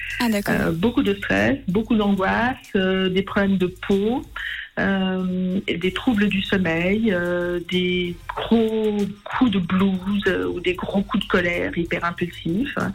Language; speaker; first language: French; native; French